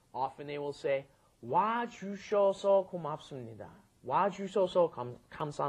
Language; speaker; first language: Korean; non-native, fluent; English